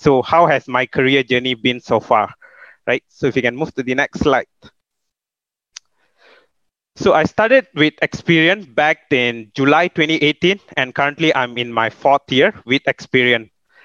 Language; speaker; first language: English; non-native, local second language; Malay